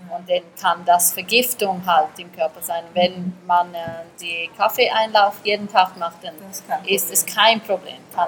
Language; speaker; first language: German; early bilingual, heritage; German